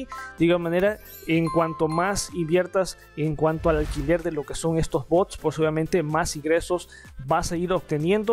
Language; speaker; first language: Spanish; native; Spanish